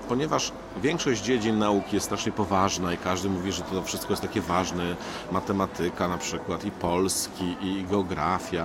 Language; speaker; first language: Polish; native; Polish